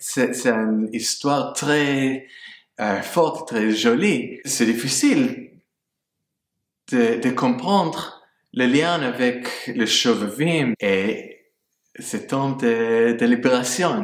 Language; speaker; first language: French; non-native, fluent; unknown